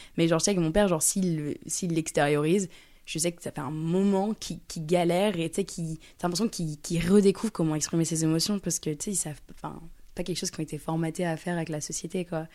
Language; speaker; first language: French; early bilingual, other home language; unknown